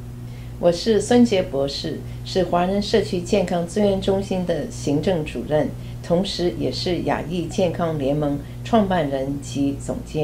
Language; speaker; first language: Chinese; native; Chinese